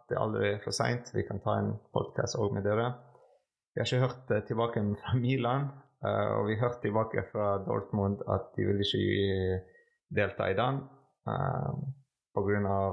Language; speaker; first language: Norwegian; non-native, fluent; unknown